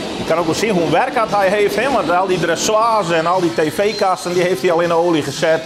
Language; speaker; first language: Dutch; non-native, local second language; Western Frisian